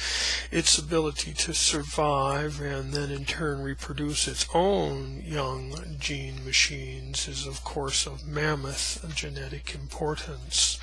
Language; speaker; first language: English; native; English